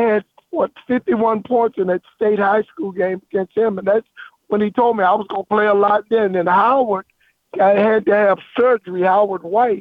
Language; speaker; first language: English; native; English